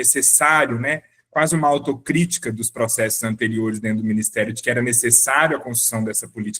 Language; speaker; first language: Portuguese; native; Portuguese